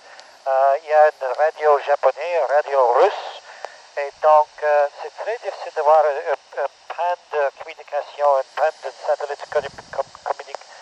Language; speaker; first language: French; non-native, local second language; English